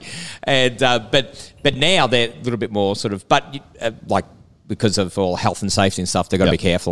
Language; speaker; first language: English; native; English